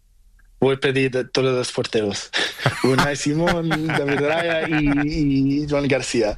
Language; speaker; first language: Spanish; non-native, learner; Portuguese